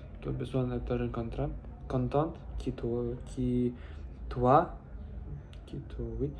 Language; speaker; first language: French; non-native, learner; Russian